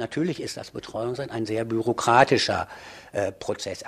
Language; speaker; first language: German; native; German